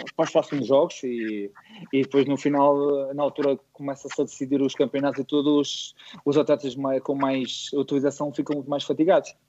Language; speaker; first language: Portuguese; native; Portuguese